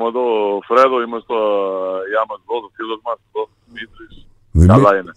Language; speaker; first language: Greek; non-native, learner; Portuguese